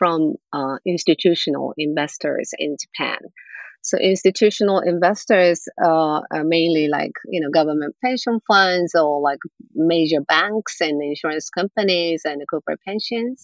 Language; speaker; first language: English; non-native, fluent; Japanese